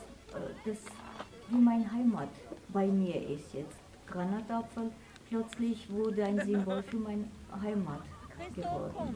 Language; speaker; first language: German; non-native, fluent; Armenian